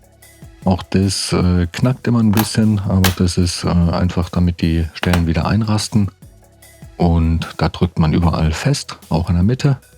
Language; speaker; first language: German; native; German